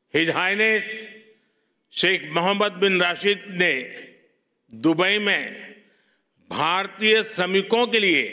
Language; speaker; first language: Hindi; non-native, local second language; Gujarati